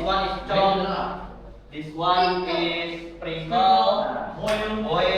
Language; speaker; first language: English; non-native, learner; Indonesian